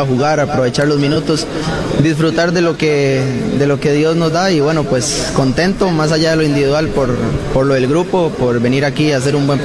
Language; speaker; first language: Spanish; native; Spanish